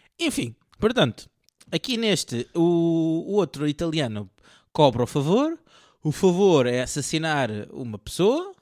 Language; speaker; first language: Portuguese; native; Portuguese